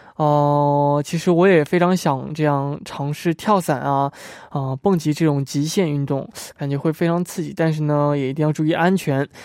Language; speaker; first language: Chinese; native; Chinese